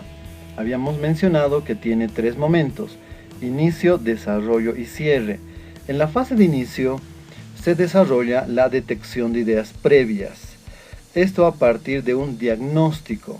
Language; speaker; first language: Spanish; native; Spanish